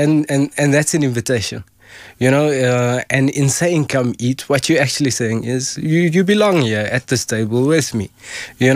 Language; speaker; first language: English; native; English